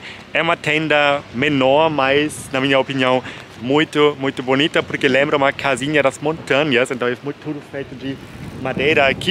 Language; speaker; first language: Portuguese; non-native, fluent; German